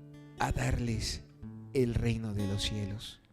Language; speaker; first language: Spanish; native; Spanish